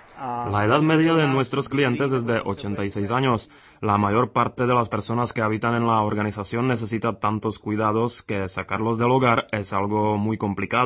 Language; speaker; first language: Spanish; native; Spanish